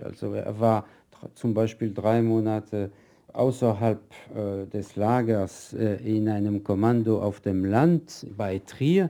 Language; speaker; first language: German; non-native, fluent; French